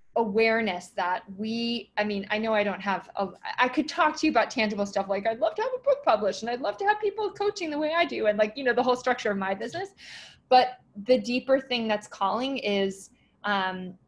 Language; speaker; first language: English; native; English